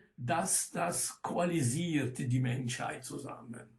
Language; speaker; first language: German; non-native, local second language; Italian